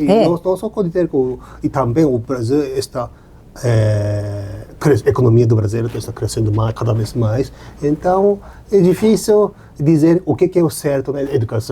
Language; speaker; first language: Portuguese; non-native, learner; Japanese